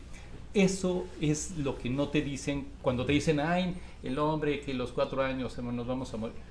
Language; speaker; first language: Spanish; native; Spanish